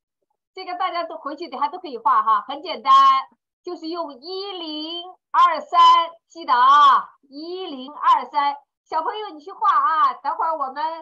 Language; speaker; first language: Chinese; native; Chinese